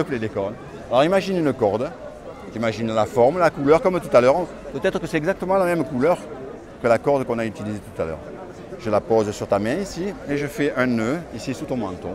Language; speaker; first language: French; native; French